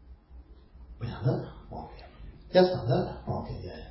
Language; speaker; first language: Russian; non-native, learner; Tibetan